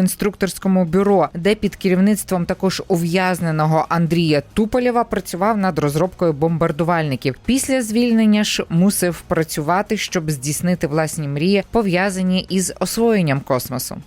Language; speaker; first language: Ukrainian; native; Ukrainian